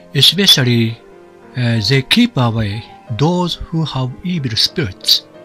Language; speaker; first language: English; non-native, fluent; Japanese